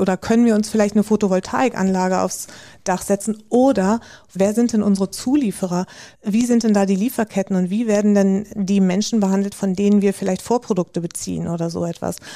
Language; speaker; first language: German; native; German